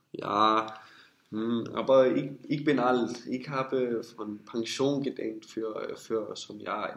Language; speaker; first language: German; non-native, learner; Danish